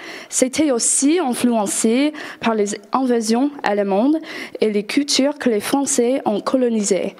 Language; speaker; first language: French; non-native, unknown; English